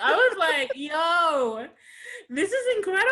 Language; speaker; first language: English; native; English